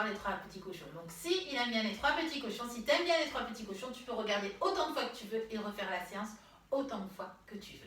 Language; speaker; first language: French; native; French